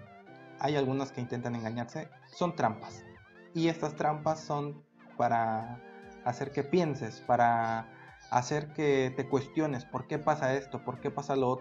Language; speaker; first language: Spanish; native; Spanish